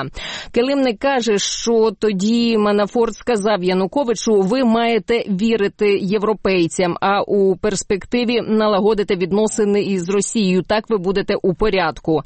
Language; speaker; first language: Ukrainian; native; Ukrainian